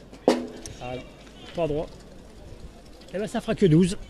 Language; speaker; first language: French; native; French